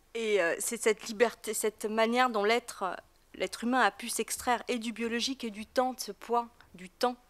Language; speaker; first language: French; native; French